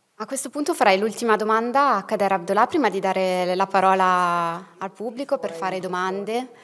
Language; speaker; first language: Italian; native; Italian